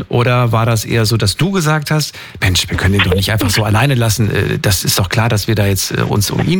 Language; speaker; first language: German; native; German